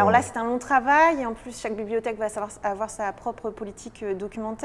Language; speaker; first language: French; native; French